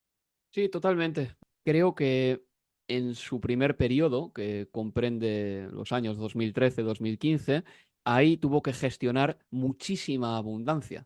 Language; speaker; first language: Spanish; native; Spanish